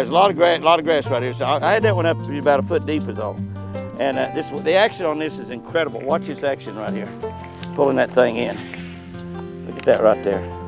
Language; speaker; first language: English; native; English